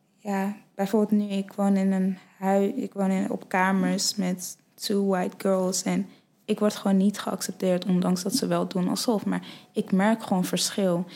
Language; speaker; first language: Dutch; early bilingual, other home language; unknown